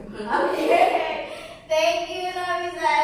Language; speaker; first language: English; non-native, learner; Indonesian